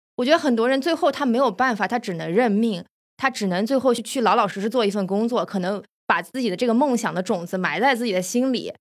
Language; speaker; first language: Chinese; native; Chinese